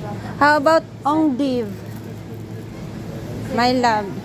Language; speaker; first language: English; non-native, local second language; Filipino